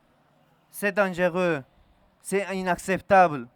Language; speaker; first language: French; non-native, learner; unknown